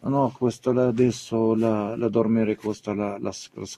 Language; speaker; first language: Italian; non-native, learner; Arabic